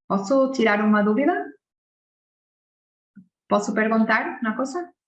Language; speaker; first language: Portuguese; non-native, learner; Spanish